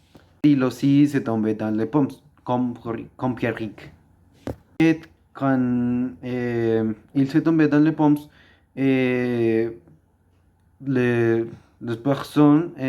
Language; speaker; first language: French; non-native, learner; Spanish